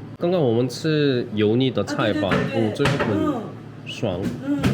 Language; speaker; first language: Chinese; non-native, fluent; Korean